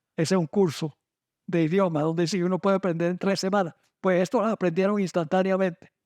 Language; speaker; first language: Spanish; non-native, fluent; English